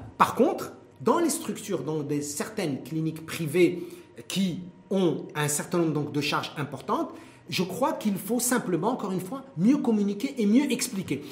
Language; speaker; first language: French; non-native, local second language; Arabic